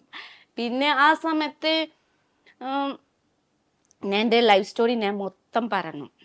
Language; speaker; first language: Malayalam; non-native, learner; Nepali